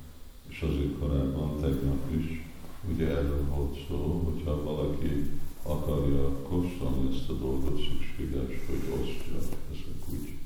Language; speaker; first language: Hungarian; native; Hungarian